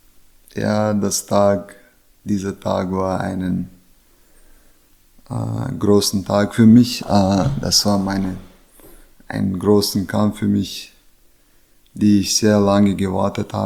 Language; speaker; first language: German; non-native, learner; Chechen